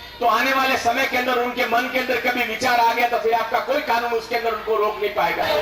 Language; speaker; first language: Hindi; non-native, local second language; Marathi